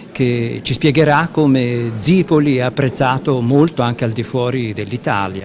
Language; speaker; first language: Italian; native; Italian